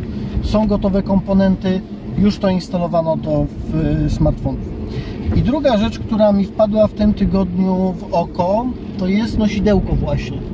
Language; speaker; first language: Polish; native; Polish